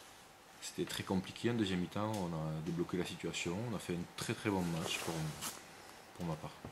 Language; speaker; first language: French; native; French